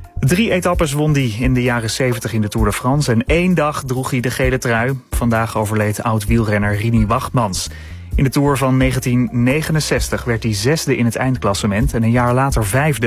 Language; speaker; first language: Dutch; native; Dutch